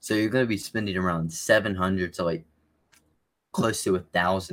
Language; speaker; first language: English; native; English